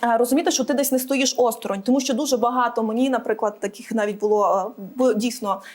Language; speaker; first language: Ukrainian; native; Ukrainian